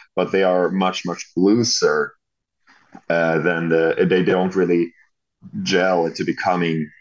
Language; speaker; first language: English; non-native, fluent; Swedish